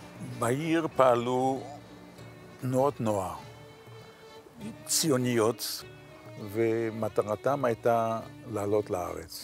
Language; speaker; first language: Hebrew; non-native, fluent; Yiddish